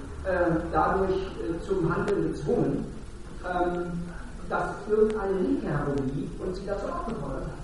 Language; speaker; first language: German; native; German